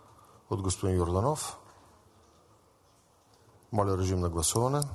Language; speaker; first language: Bulgarian; native; Bulgarian